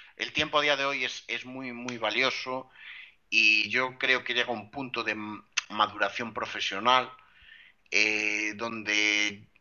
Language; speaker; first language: Spanish; native; Spanish